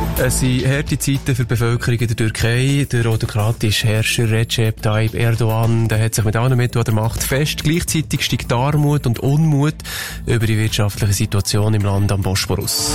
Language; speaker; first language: German; native; German